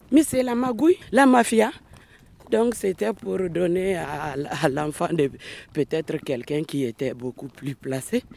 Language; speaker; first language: French; non-native, local second language; Bambara